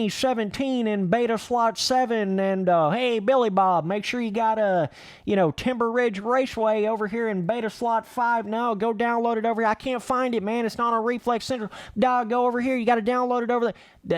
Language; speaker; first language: English; native; English